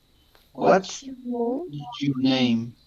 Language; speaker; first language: English; non-native, learner; Spanish